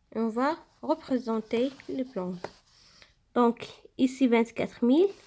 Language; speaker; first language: French; non-native, local second language; Arabic